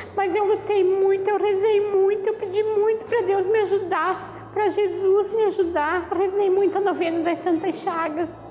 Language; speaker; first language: Portuguese; native; Portuguese